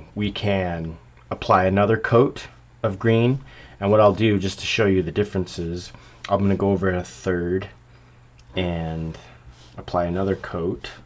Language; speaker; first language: English; native; English